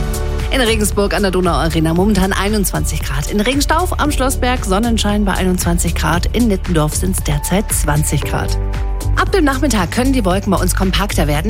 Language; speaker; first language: German; native; German